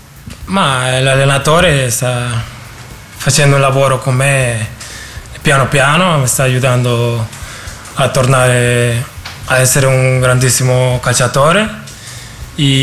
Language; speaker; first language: Italian; non-native, learner; Spanish